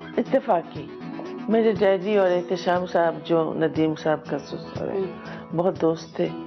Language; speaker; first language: Urdu; non-native, local second language; Bangla